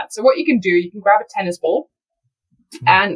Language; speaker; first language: English; non-native, fluent; Dutch